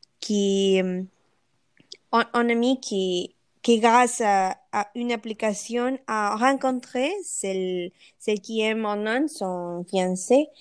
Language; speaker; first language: French; non-native, learner; Spanish